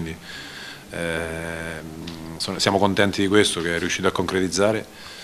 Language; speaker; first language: Italian; native; Italian